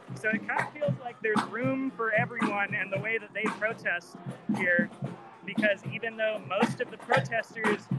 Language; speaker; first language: English; native; English